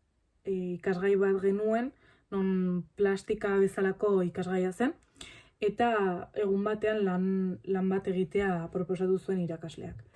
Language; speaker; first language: Basque; non-native, local second language; Spanish